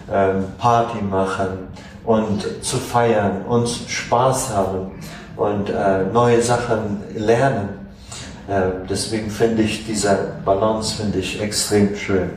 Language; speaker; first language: German; non-native, fluent; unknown